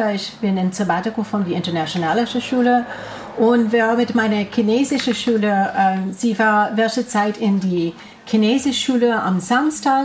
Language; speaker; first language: German; non-native, learner; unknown